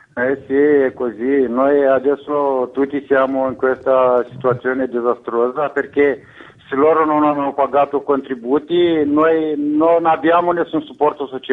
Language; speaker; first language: Italian; non-native, fluent; Romanian